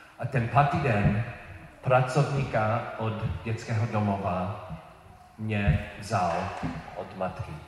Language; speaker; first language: Czech; non-native, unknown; English